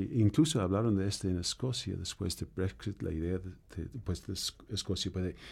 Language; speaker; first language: Spanish; non-native, fluent; English